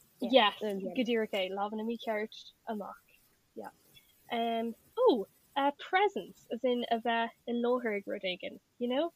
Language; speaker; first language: Irish; native; Irish